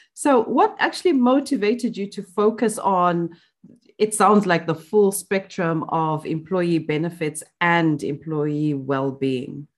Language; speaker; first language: English; non-native, local second language; Shona